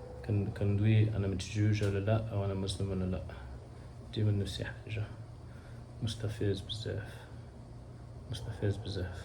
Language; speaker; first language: Arabic; non-native, learner; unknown